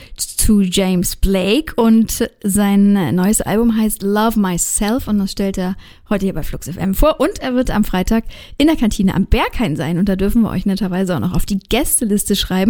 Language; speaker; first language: German; native; German